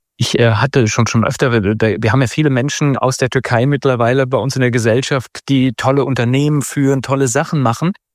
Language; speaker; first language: German; native; German